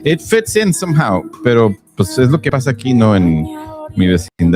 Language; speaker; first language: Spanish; early bilingual, heritage; Spanish